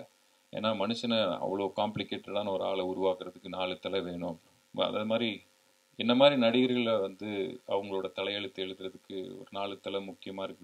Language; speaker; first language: Tamil; native; Tamil